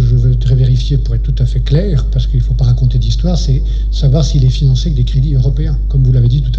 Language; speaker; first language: French; native; French